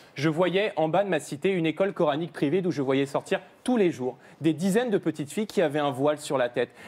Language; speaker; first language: French; native; French